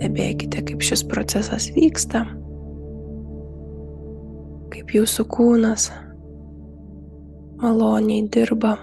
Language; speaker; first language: Lithuanian; native; Lithuanian